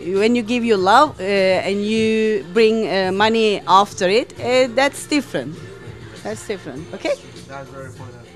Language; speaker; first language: English; non-native, learner; Greek